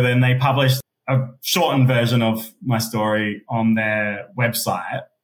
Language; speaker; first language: English; native; English